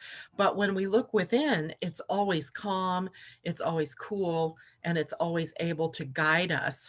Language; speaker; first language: English; native; English